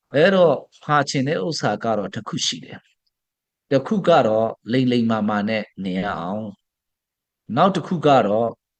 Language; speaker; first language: Burmese; non-native, local second language; Hakha Chin